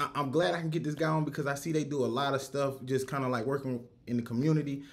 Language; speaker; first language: English; native; English